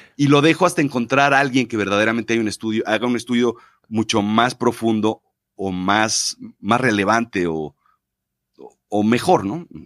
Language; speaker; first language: Spanish; native; Spanish